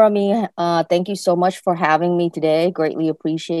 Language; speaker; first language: English; native; English